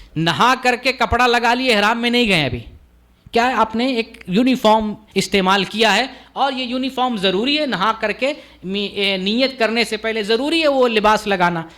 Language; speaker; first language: Urdu; native; Urdu